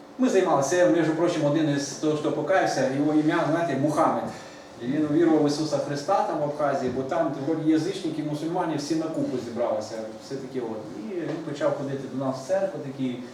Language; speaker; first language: Ukrainian; early bilingual, other home language; Russian